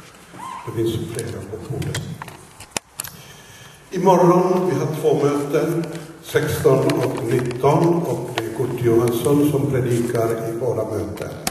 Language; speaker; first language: Swedish; non-native, fluent; Finnish